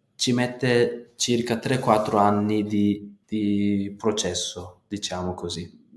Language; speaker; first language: Italian; non-native, fluent; Turkish